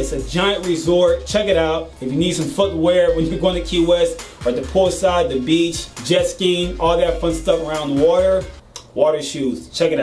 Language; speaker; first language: English; native; English